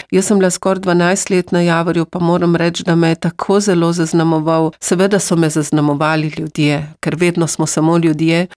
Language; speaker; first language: Slovenian; native; Slovenian